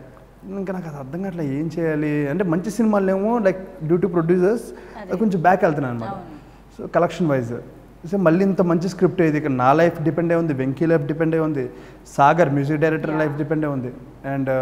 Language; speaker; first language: Telugu; native; Telugu